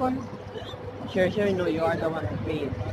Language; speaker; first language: English; non-native, local second language; Filipino